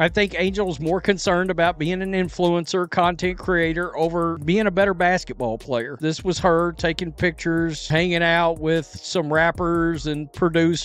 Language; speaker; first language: English; native; English